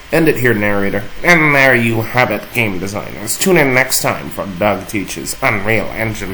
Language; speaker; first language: English; native; English